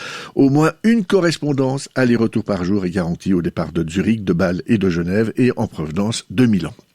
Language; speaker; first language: French; native; French